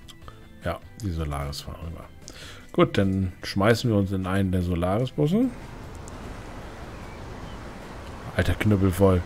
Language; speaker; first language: German; native; German